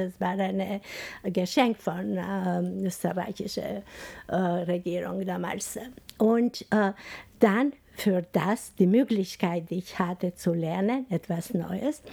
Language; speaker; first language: German; non-native, fluent; Albanian